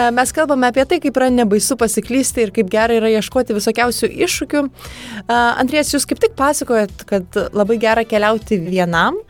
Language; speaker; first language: Lithuanian; native; Lithuanian